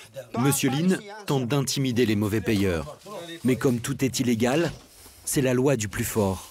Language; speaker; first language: French; native; French